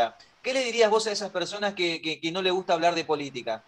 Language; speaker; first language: Spanish; native; Spanish